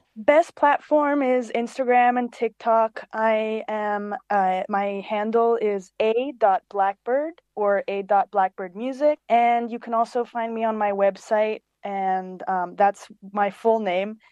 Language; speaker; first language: English; early bilingual, other home language; Greek